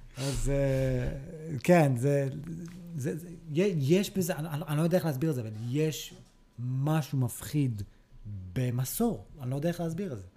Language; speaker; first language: Hebrew; early bilingual, other home language; English